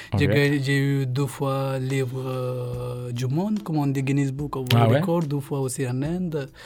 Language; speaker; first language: French; non-native, fluent; Hindi